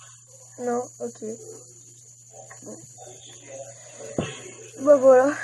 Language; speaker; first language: French; native; French